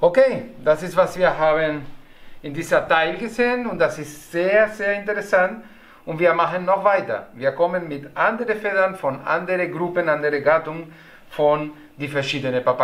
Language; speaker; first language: German; non-native, learner; Spanish